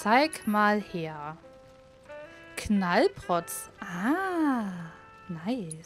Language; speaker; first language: German; native; German